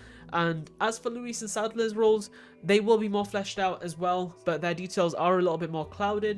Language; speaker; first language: English; native; English